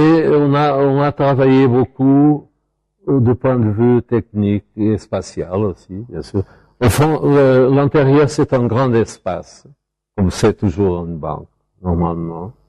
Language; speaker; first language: French; non-native, fluent; Portuguese